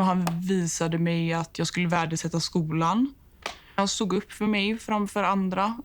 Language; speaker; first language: Swedish; native; Swedish